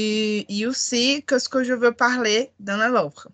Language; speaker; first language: French; non-native, learner; Portuguese